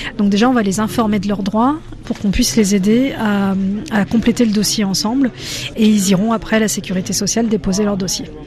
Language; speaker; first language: French; native; French